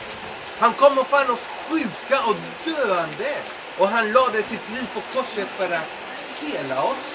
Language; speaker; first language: Swedish; non-native, fluent; Spanish